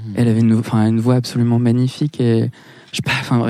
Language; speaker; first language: French; native; French